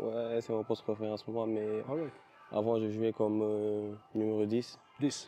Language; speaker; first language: French; non-native, local second language; Wolof